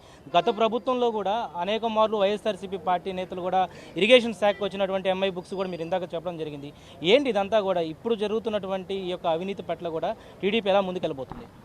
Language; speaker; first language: Telugu; native; Telugu